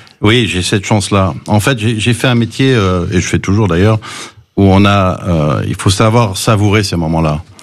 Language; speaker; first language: French; early bilingual, other home language; English